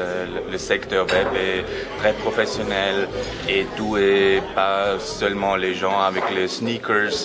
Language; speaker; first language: French; non-native, learner; German